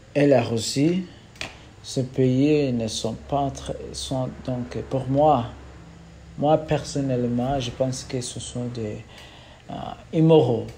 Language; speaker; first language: French; non-native, learner; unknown